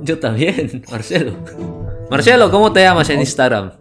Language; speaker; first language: Spanish; non-native, fluent; Indonesian